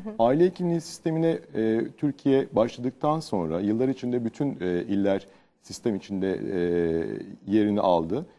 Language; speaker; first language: Turkish; native; Turkish